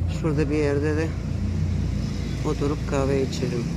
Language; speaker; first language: Turkish; early bilingual, heritage; Turkish